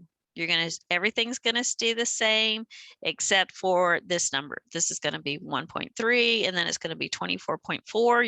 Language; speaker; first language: English; native; English